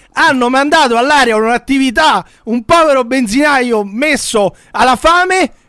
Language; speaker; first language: Italian; native; Italian